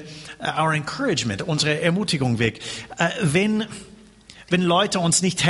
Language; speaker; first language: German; non-native, fluent; English